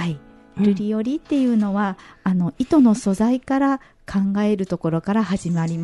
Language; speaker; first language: Japanese; native; Japanese